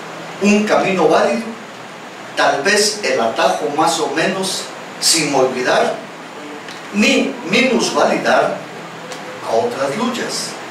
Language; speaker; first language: Spanish; native; Spanish